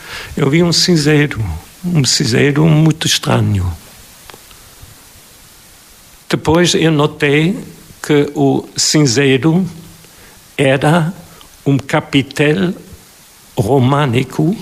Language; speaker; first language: Portuguese; non-native, fluent; German